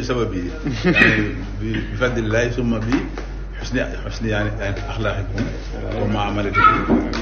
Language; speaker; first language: Arabic; non-native, local second language; Wolof